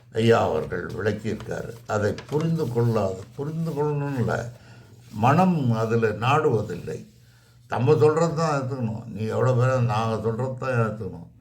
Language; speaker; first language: Tamil; native; Tamil